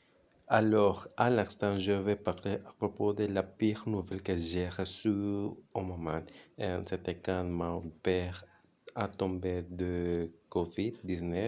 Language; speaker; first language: French; non-native, learner; Spanish